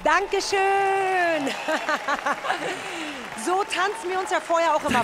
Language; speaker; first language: German; native; German